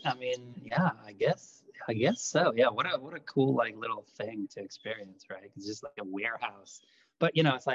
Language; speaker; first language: English; non-native, fluent; Lithuanian